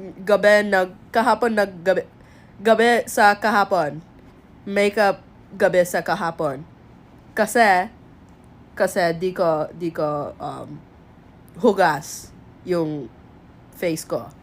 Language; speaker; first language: Filipino; non-native, learner; English